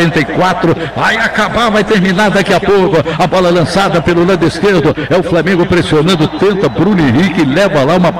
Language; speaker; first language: Portuguese; native; Portuguese